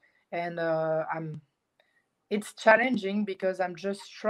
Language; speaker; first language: English; non-native, fluent; French